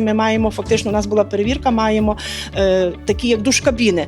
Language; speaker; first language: Ukrainian; native; Ukrainian